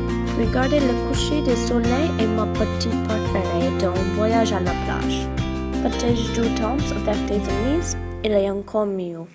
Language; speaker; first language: French; non-native, learner; English